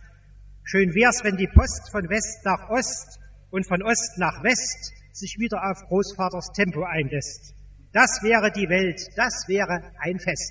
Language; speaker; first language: German; native; German